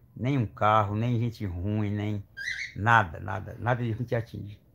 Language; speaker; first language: Portuguese; native; Portuguese